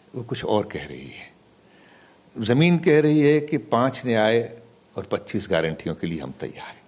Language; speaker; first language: Hindi; native; Hindi